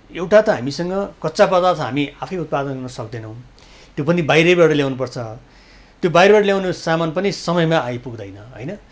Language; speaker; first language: Nepali; native; Nepali